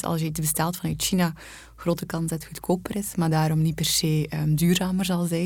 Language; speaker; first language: Dutch; native; Dutch